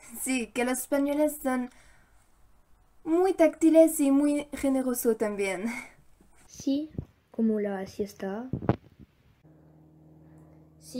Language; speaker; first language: Spanish; non-native, learner; French